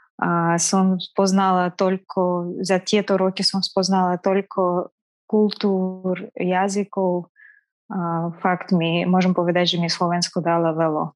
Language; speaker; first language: Slovak; non-native, fluent; Kazakh